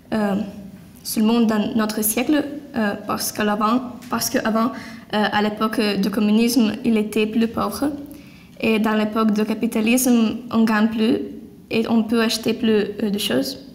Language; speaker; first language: French; non-native, learner; Lithuanian